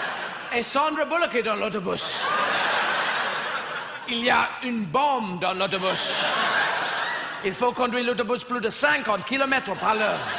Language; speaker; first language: French; non-native, fluent; English